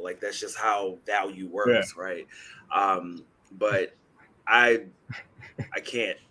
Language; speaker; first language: English; native; English